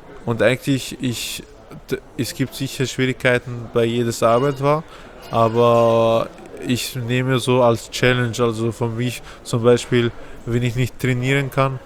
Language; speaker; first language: German; non-native, fluent; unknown